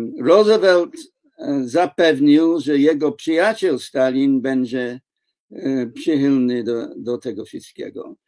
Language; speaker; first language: Polish; non-native, fluent; English